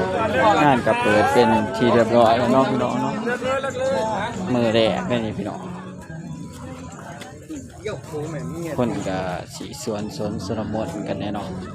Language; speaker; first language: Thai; non-native, local second language; Northeastern Thai